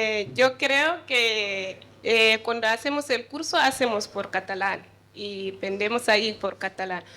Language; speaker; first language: Spanish; non-native, learner; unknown